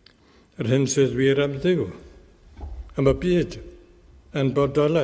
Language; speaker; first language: Welsh; native; Welsh